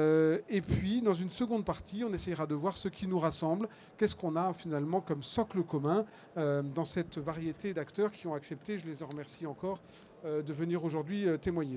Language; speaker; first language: French; native; French